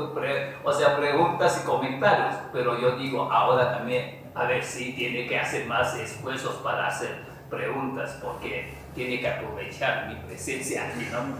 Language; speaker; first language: Spanish; non-native, fluent; Chinese